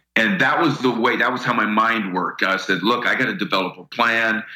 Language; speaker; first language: English; native; English